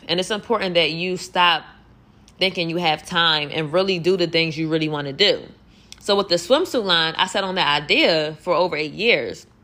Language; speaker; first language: English; native; English